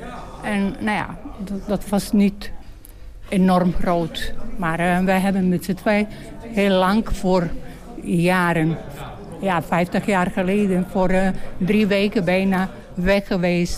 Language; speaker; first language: Dutch; non-native, learner; Bosnian